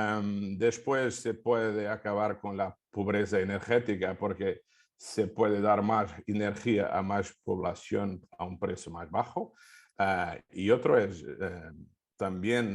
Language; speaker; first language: Spanish; non-native, fluent; Portuguese